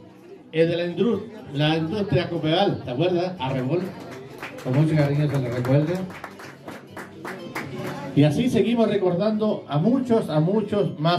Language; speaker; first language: Spanish; native; Spanish